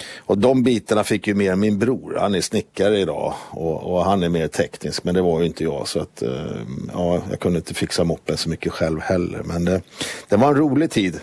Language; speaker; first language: Swedish; native; Swedish